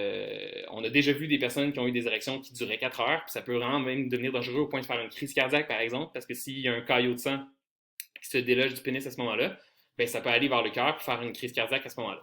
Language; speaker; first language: French; native; French